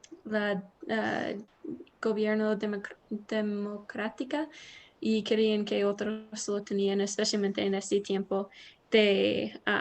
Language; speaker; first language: Spanish; non-native, learner; English